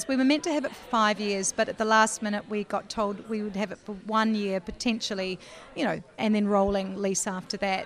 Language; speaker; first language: English; native; English